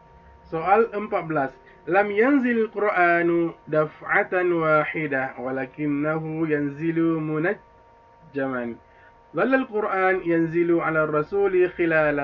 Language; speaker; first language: Arabic; non-native, fluent; Indonesian